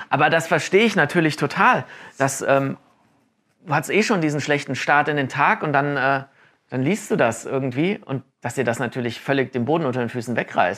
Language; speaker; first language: German; native; German